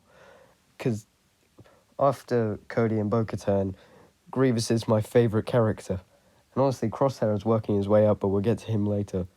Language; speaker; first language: English; native; English